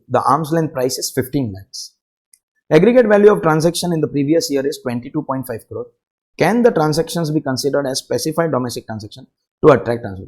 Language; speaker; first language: English; non-native, local second language; Hindi